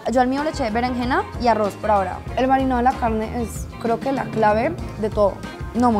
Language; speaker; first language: Spanish; native; Spanish